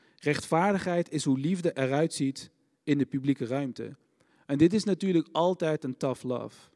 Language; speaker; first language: Dutch; native; Dutch